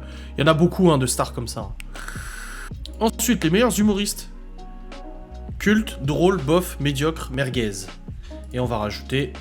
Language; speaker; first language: French; native; French